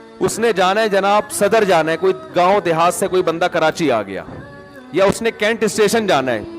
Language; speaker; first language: Urdu; native; Urdu